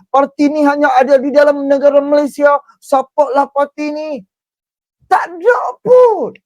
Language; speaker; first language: Malay; native; Malay